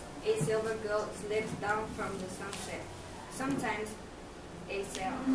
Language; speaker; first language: English; non-native, learner; Spanish